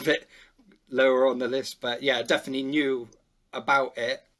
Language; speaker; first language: English; native; English